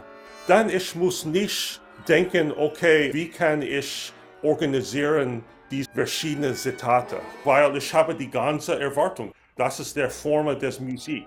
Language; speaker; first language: German; non-native, learner; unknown